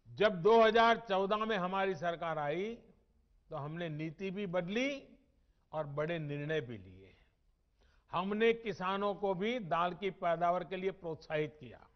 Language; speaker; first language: Hindi; non-native, local second language; Gujarati